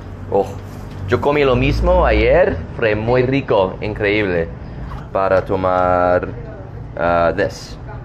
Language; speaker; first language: Spanish; non-native, learner; English